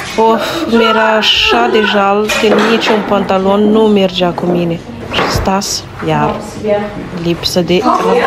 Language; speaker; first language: Romanian; non-native, learner; Malagasy